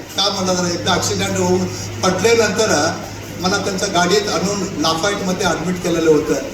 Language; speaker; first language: Marathi; non-native, local second language; Kannada